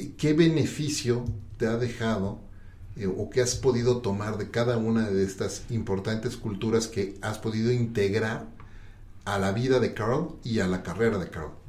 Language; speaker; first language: Spanish; native; Spanish